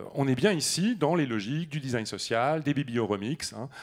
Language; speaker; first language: French; native; French